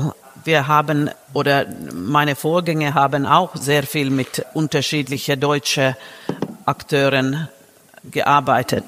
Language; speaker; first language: German; non-native, fluent; Finnish